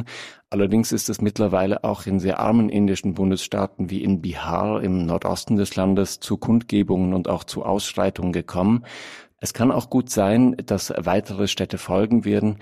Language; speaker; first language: German; native; German